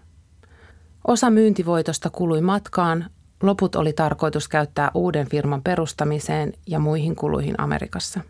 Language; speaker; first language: Finnish; native; Finnish